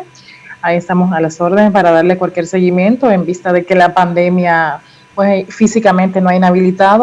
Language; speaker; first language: Spanish; native; Spanish